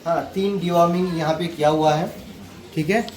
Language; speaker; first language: Hindi; non-native, local second language; Bangla